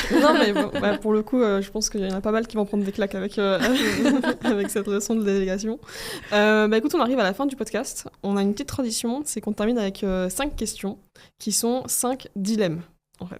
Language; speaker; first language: French; native; French